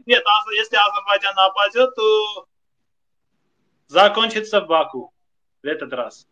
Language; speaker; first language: Russian; non-native, fluent; Armenian